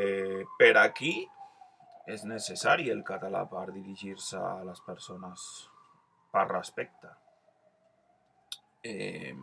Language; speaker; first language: Catalan; non-native, local second language; Spanish